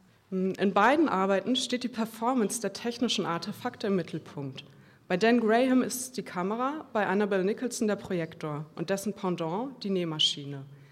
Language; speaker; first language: German; native; German